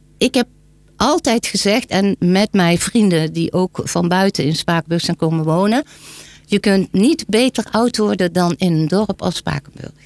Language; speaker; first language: Dutch; native; Dutch